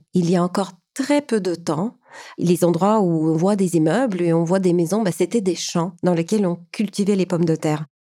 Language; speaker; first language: French; non-native, fluent; Ukrainian